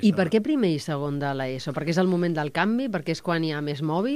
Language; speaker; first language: Catalan; native; Catalan